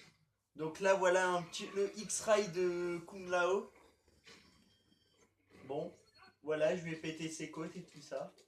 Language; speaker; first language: French; native; French